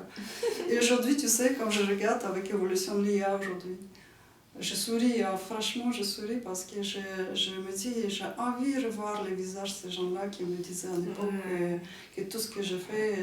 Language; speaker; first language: French; non-native, fluent; Ukrainian